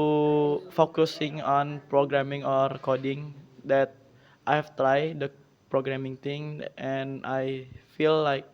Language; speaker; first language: English; non-native, learner; Indonesian